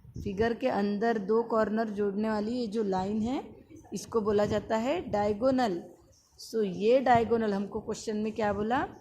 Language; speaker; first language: Hindi; non-native, local second language; Marathi